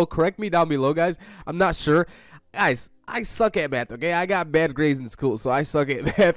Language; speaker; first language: English; native; English